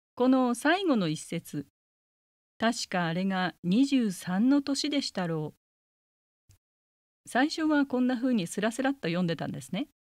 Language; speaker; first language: Japanese; native; Japanese